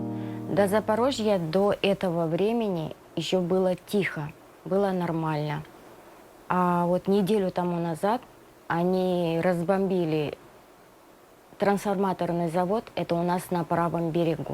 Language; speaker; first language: Russian; native; Russian